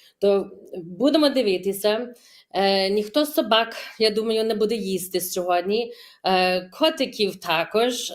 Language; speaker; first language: Ukrainian; early bilingual, heritage; Ukrainian